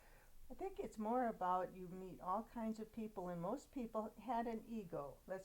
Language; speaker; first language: English; native; English